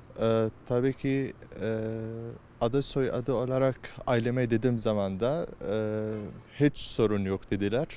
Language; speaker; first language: Turkish; non-native, learner; Arabic